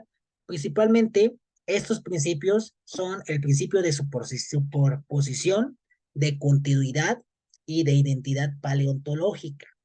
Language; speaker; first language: Spanish; native; Spanish